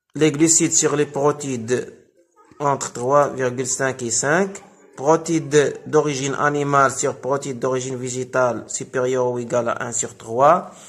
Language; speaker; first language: French; non-native, local second language; Arabic